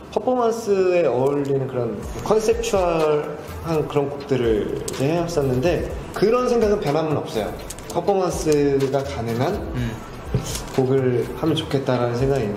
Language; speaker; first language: Korean; native; Korean